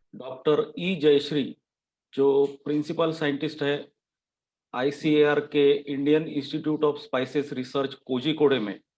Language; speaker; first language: Hindi; non-native, local second language; Marathi